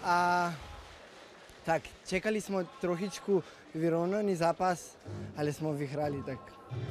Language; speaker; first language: Czech; non-native, learner; Slovenian